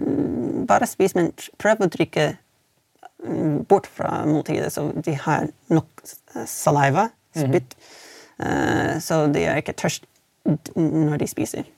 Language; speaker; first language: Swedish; non-native, fluent; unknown